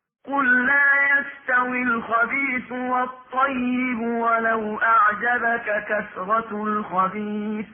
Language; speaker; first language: Arabic; native; Arabic